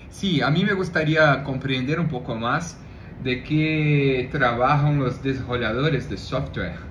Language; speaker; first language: Spanish; non-native, learner; Portuguese